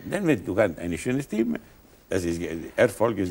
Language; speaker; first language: German; non-native, learner; Italian